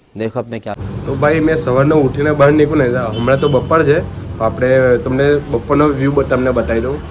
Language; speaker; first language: Gujarati; native; Gujarati